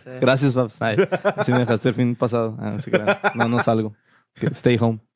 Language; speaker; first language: Spanish; native; Spanish